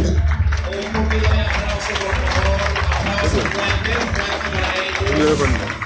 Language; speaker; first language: Spanish; non-native, fluent; Haitian Creole